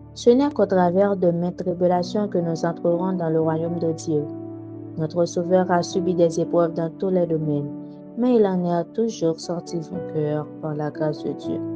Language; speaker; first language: French; non-native, local second language; Haitian Creole